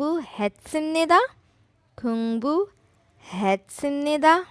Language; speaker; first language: Korean; non-native, fluent; Urdu